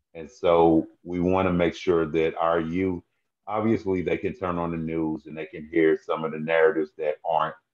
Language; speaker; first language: English; native; English